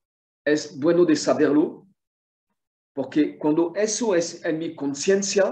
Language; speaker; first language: Spanish; non-native, fluent; French